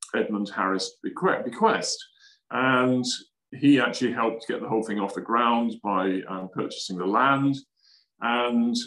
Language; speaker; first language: English; native; English